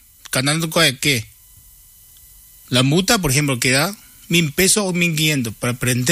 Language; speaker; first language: Spanish; non-native, learner; Chinese